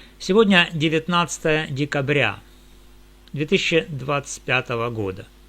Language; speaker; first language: Russian; native; Russian